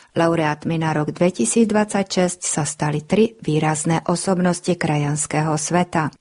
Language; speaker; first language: Slovak; early bilingual, heritage; Slovak